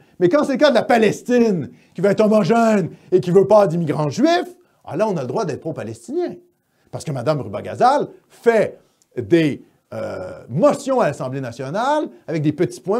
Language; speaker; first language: French; native; French